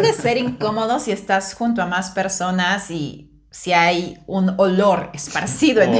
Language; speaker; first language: Spanish; native; Spanish